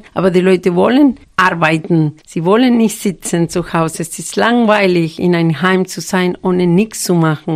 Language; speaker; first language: German; non-native, fluent; Spanish